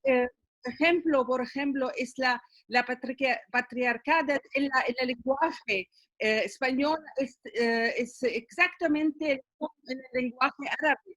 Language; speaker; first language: Spanish; non-native, learner; Arabic